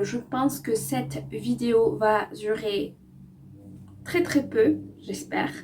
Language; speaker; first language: French; non-native, fluent; Spanish